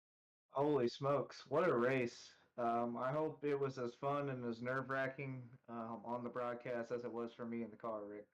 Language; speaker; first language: English; native; English